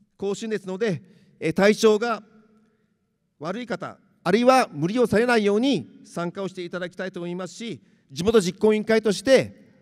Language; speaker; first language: Japanese; native; Japanese